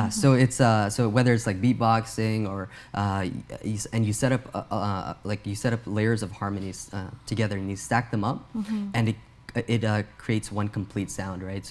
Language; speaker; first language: English; early bilingual, other home language; Urdu